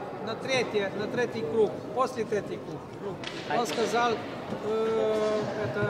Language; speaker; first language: Russian; non-native, learner; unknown